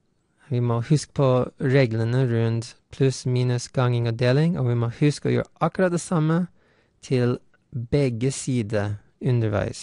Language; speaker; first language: Norwegian; non-native, fluent; English